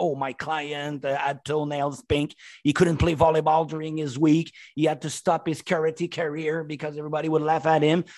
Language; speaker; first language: English; non-native, fluent; French